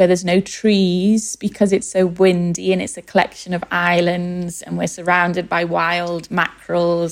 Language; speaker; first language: English; native; English